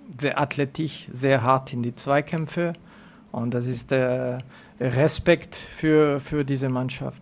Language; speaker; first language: German; non-native, local second language; French